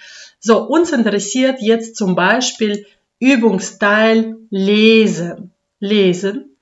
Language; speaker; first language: German; non-native, fluent; Russian